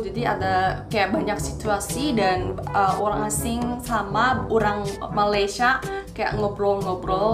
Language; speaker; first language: Indonesian; non-native, fluent; Korean